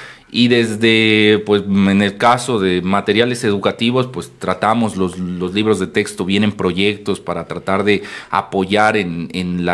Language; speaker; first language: Spanish; native; Spanish